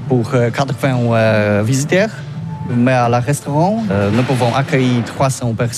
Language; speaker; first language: French; non-native, learner; Polish